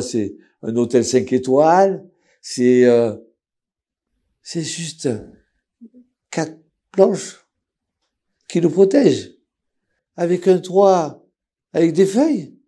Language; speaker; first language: French; native; French